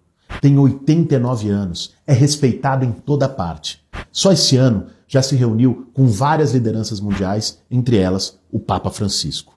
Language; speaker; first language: Portuguese; native; Portuguese